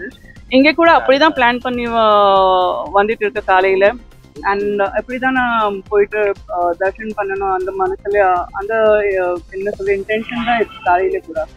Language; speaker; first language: Tamil; non-native, fluent; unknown